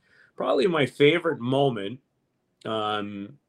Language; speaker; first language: English; native; English